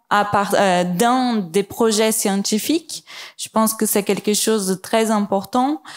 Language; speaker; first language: French; non-native, fluent; Portuguese